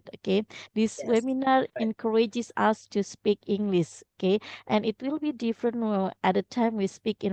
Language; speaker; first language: English; non-native, fluent; Indonesian